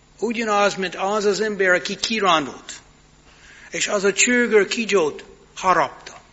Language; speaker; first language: Hungarian; non-native, fluent; English